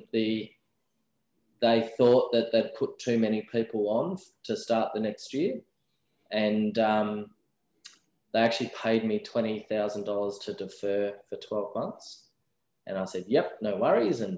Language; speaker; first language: English; native; English